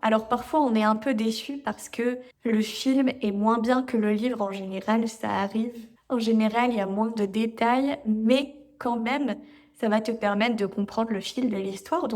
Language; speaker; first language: French; native; French